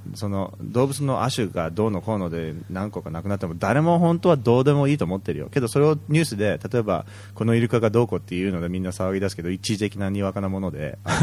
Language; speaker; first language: Japanese; early bilingual, heritage; Japanese